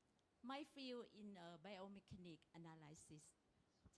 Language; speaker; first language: English; non-native, learner; Thai